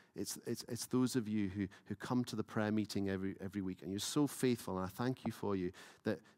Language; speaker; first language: English; native; English